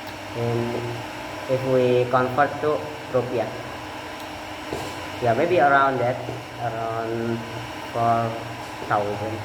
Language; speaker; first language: English; non-native, learner; Indonesian